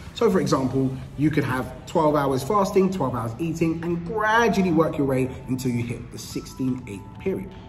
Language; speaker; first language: English; native; English